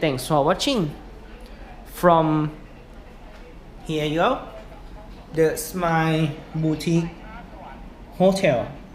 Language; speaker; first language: English; non-native, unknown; Thai